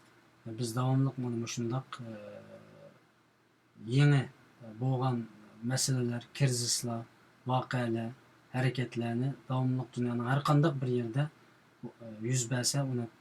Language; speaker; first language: Turkish; non-native, fluent; Uyghur